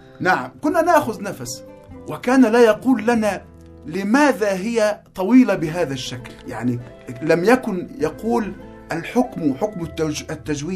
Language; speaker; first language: Arabic; native; Arabic